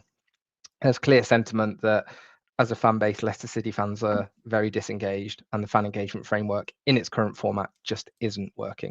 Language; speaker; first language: English; native; English